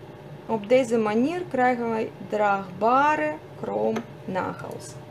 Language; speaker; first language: Dutch; non-native, fluent; Russian